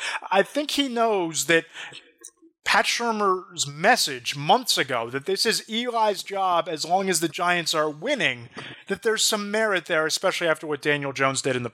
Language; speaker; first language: English; native; English